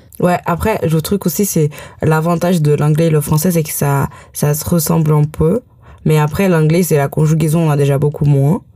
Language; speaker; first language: French; early bilingual, heritage; French